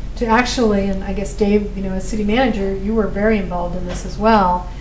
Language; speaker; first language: English; native; English